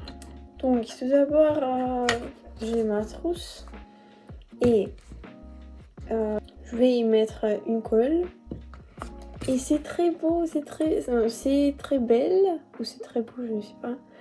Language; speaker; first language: French; non-native, learner; Russian